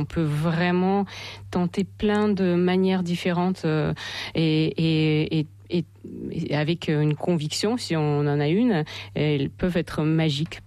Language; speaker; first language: French; non-native, fluent; Russian